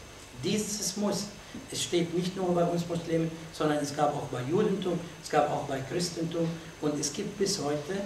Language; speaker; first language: German; non-native, fluent; Arabic